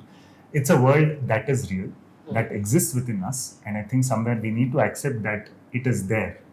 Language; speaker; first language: English; non-native, local second language; Kannada